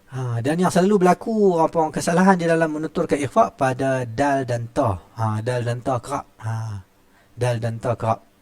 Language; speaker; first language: Malay; native; Malay